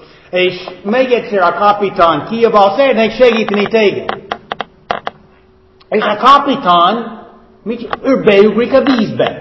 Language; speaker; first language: Hungarian; non-native, fluent; English